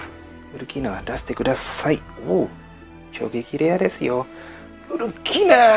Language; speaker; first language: Japanese; non-native, learner; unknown